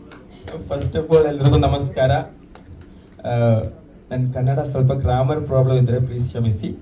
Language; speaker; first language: Kannada; non-native, learner; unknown